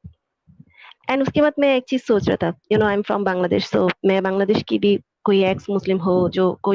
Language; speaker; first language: Hindi; non-native, fluent; Bangla